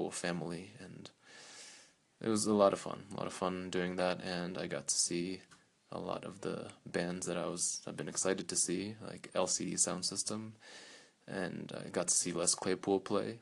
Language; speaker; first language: English; native; English